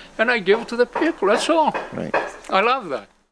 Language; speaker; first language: English; non-native, learner; Greek